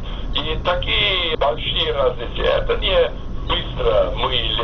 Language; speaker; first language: Russian; non-native, fluent; English